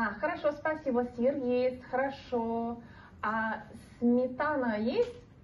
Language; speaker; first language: Russian; non-native, learner; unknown